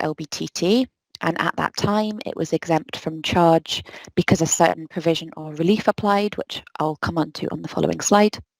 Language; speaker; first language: English; native; English